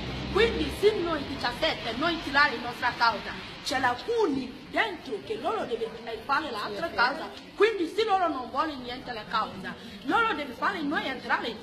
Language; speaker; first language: Italian; non-native, learner; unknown